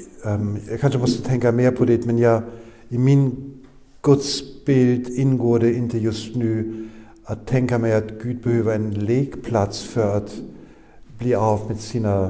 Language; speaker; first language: Swedish; non-native, fluent; German